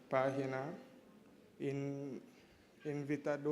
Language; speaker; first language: Spanish; non-native, learner; English